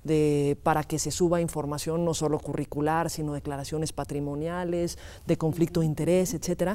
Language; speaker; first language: Spanish; native; Spanish